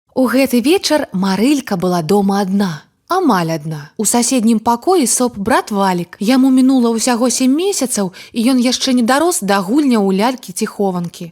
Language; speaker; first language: Belarusian; native; Belarusian